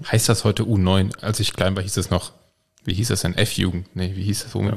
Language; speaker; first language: German; native; German